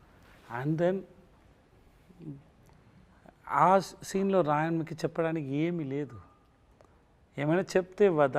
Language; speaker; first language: Telugu; non-native, learner; Tamil